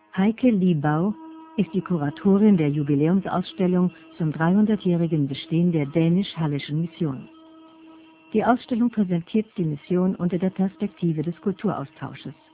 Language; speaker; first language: German; native; German